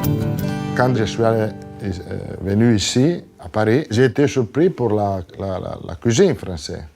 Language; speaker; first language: French; non-native, learner; Italian